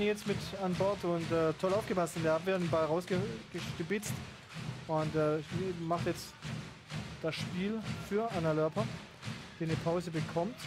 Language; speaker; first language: German; native; German